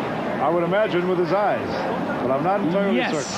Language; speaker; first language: English; native; English